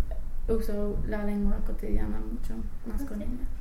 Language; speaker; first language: Spanish; non-native, fluent; English